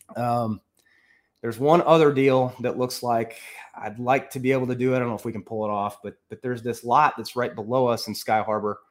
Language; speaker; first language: English; native; English